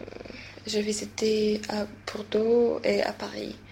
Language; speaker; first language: French; non-native, learner; Swedish